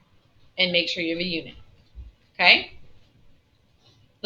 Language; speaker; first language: English; native; English